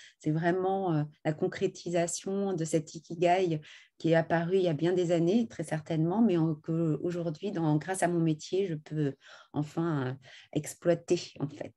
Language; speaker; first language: French; native; French